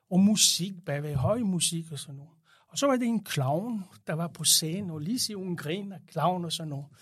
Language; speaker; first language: Danish; non-native, fluent; French